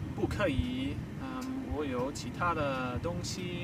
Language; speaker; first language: Chinese; non-native, learner; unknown